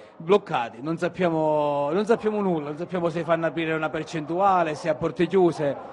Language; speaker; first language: Italian; native; Italian